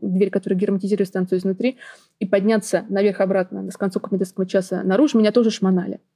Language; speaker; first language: Russian; native; Russian